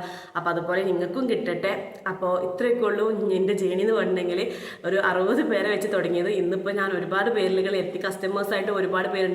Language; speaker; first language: Malayalam; native; Malayalam